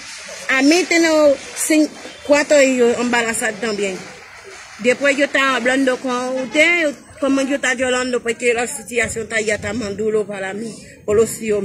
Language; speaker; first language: Spanish; non-native, learner; Haitian Creole